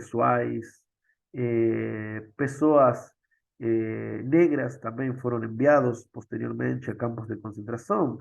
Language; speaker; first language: Portuguese; non-native, fluent; Spanish